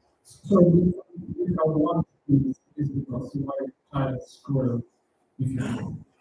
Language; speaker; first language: English; non-native, learner; Russian